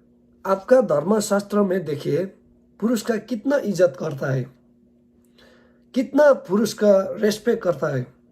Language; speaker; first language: Hindi; non-native, learner; Nepali